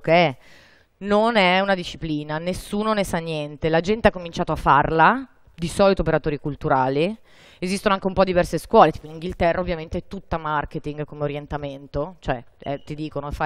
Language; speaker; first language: Italian; native; Italian